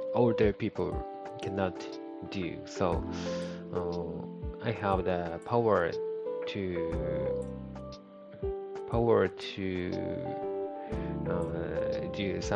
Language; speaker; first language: English; non-native, learner; Japanese